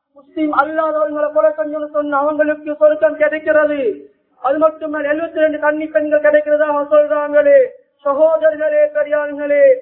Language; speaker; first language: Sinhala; non-native, local second language; Tamil